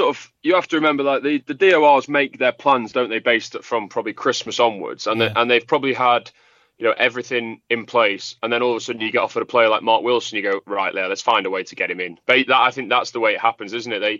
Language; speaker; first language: English; native; English